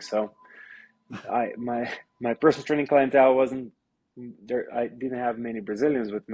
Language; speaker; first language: English; non-native, fluent; Portuguese